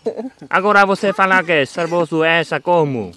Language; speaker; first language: Portuguese; non-native, learner; Vietnamese